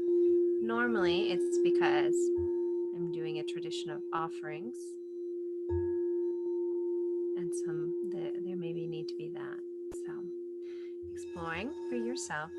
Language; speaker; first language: English; native; English